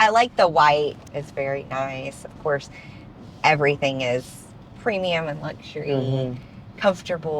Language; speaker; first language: English; native; English